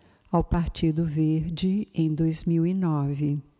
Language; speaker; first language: Portuguese; native; Portuguese